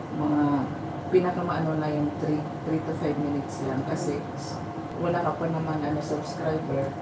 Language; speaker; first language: Filipino; non-native, local second language; Waray